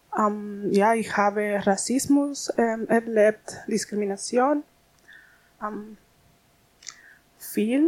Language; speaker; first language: German; non-native, learner; Spanish